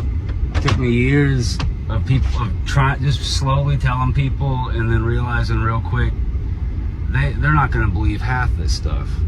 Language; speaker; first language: English; native; English